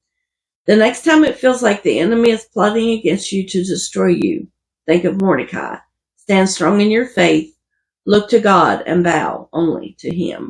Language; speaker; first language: English; native; English